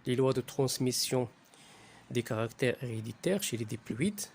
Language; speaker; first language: French; non-native, local second language; Arabic